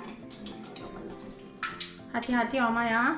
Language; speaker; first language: Indonesian; non-native, learner; Serbian